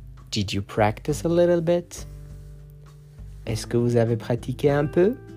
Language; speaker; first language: French; non-native, fluent; Persian